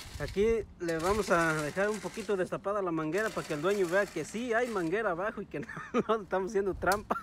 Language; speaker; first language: Spanish; native; Spanish